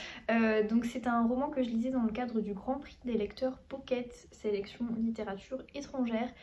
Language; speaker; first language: French; native; French